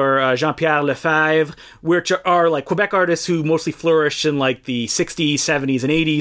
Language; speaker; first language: English; non-native, fluent; French